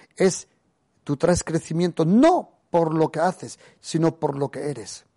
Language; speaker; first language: Spanish; early bilingual, other home language; German